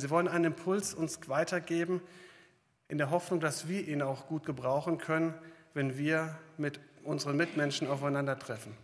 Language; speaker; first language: German; native; German